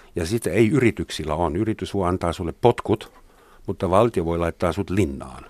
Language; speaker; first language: Finnish; non-native, fluent; German